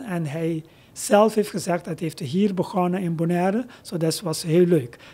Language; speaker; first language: Dutch; non-native, local second language; Papiamento